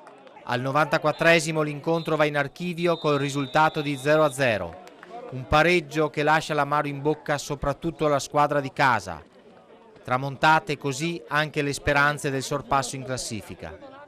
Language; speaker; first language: Italian; native; Italian